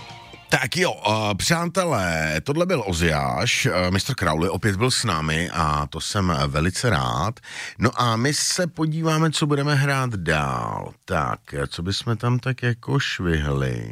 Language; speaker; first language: Czech; native; Czech